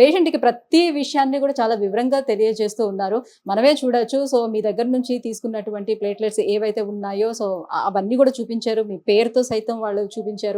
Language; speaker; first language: Telugu; native; Telugu